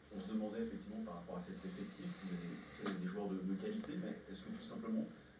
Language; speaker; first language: French; native; French